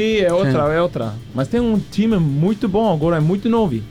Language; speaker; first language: Portuguese; non-native, fluent; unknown